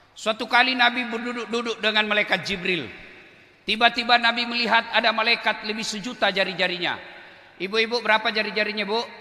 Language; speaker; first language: Indonesian; non-native, local second language; Buginese